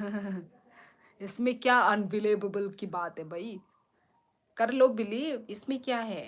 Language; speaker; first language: Hindi; non-native, local second language; Kok Borok